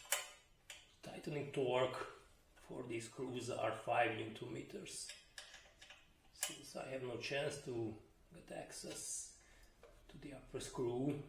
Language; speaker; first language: English; non-native, fluent; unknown